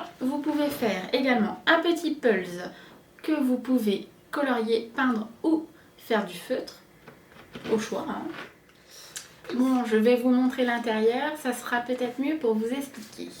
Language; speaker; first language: French; native; French